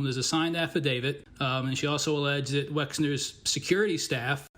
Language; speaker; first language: English; native; English